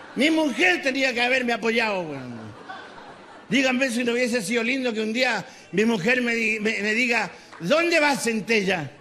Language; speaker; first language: Spanish; native; Spanish